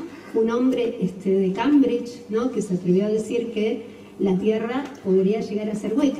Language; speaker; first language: Spanish; native; Spanish